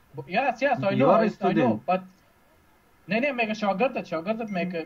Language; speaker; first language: English; non-native, learner; Uzbek